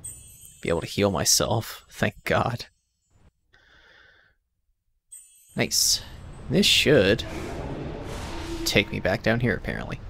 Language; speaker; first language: English; native; English